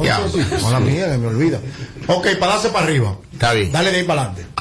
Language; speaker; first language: Spanish; native; Spanish